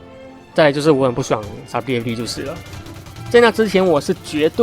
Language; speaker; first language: Chinese; native; Chinese